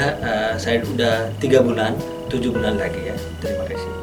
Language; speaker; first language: Indonesian; non-native, learner; Hindi